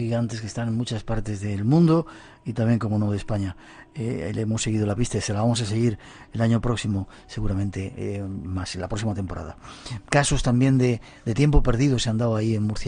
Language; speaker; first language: Spanish; native; Spanish